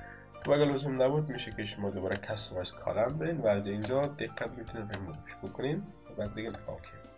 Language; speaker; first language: Persian; native; Persian